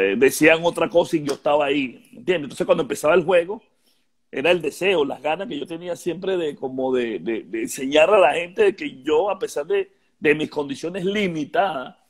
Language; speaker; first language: Spanish; native; Spanish